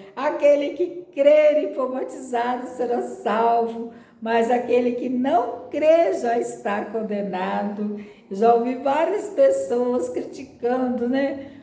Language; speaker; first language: Portuguese; native; Portuguese